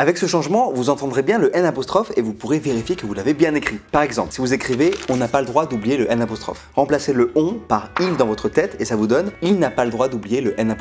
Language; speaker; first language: French; native; French